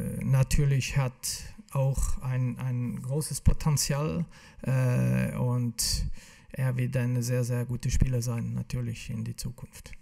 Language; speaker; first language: German; non-native, local second language; French